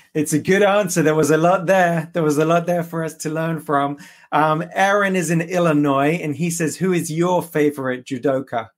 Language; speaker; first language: English; native; English